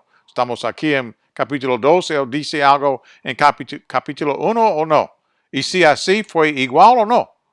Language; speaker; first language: Spanish; non-native, fluent; English